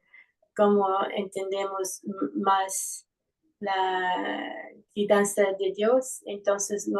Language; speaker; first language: Spanish; non-native, fluent; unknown